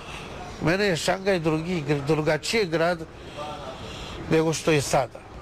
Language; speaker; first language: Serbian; non-native, learner; Chinese